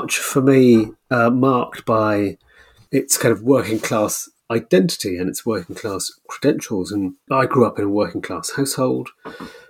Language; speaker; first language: English; native; English